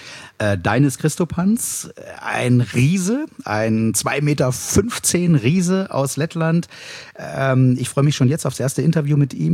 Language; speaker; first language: German; native; German